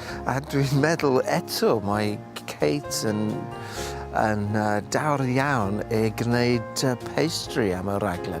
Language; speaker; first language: Welsh; non-native, learner; English